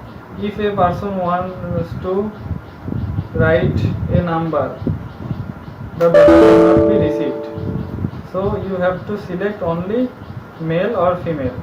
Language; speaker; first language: English; non-native, local second language; Bangla